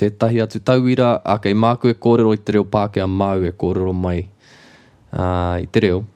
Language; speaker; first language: Māori; non-native, local second language; English